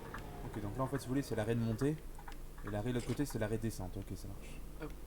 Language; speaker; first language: French; native; French